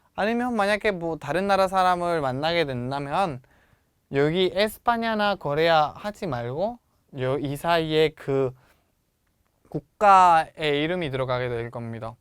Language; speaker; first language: Korean; non-native, fluent; Spanish